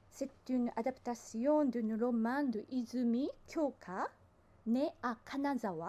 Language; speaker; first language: French; non-native, learner; Japanese